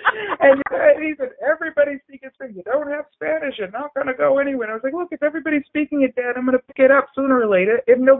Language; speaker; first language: English; native; English